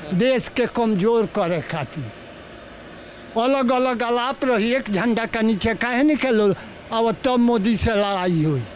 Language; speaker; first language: Bhojpuri; native; Bhojpuri